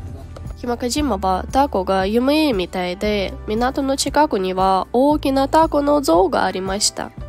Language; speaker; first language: Japanese; non-native, fluent; Ukrainian